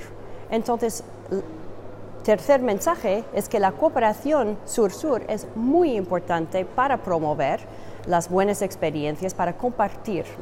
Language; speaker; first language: Spanish; non-native, fluent; English